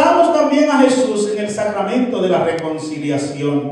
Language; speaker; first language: Spanish; native; Spanish